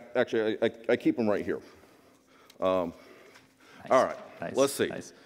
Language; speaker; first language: English; native; English